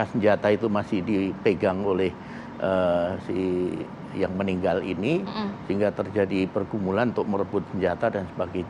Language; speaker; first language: Indonesian; native; Indonesian